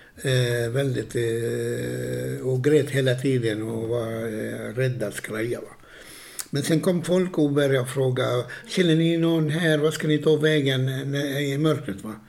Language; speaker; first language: Swedish; non-native, fluent; Arabic